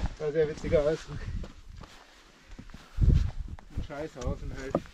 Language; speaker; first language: German; native; German